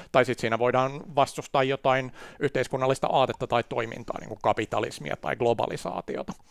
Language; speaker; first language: Finnish; native; Finnish